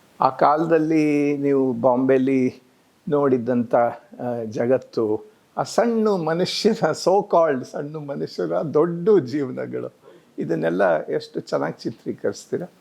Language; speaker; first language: Kannada; native; Kannada